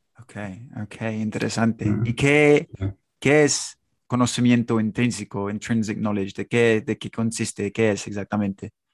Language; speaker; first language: Spanish; non-native, fluent; English